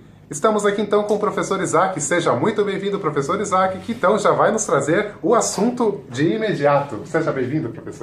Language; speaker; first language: Portuguese; native; Portuguese